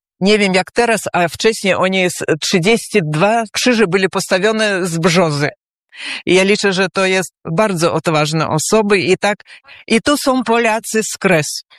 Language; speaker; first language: Polish; early bilingual, heritage; Polish